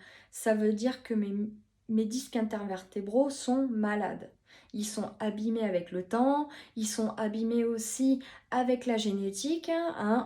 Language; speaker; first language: French; native; French